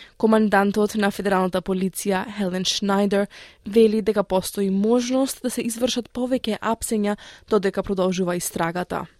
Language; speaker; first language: Macedonian; native; Macedonian